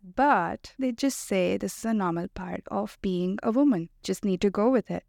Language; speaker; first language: English; non-native, local second language; Hindi